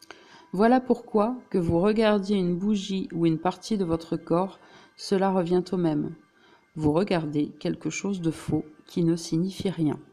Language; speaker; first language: French; native; French